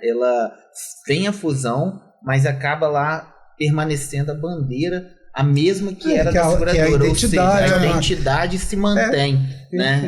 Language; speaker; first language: Portuguese; native; Portuguese